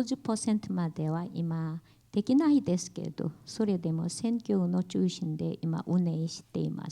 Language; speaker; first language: Japanese; non-native, learner; Korean